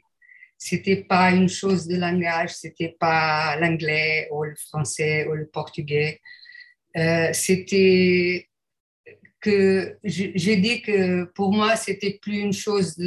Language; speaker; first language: French; non-native, fluent; Portuguese